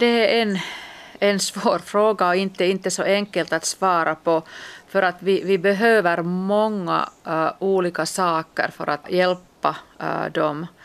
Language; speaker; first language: Swedish; non-native, local second language; Finnish